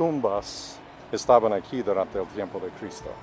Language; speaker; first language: Spanish; non-native, fluent; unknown